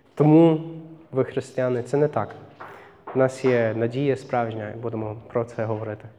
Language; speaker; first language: Ukrainian; non-native, fluent; English